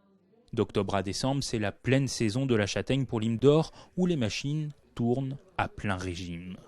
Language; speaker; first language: French; native; French